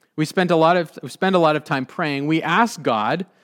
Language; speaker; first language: English; native; English